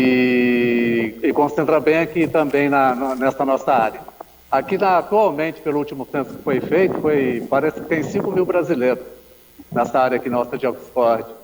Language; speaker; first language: Portuguese; native; Portuguese